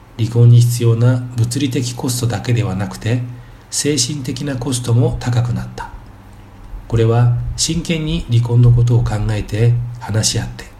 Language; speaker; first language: Japanese; native; Japanese